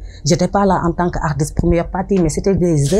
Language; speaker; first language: French; non-native, local second language; Wolof